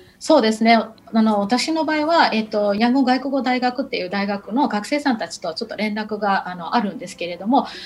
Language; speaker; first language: Japanese; non-native, fluent; Burmese